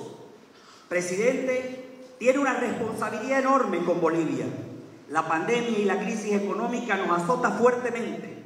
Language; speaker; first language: Spanish; native; Spanish